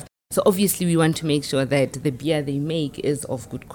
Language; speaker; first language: English; non-native, local second language; Tswana